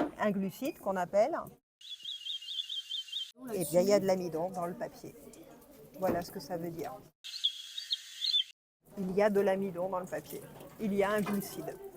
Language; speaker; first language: French; native; French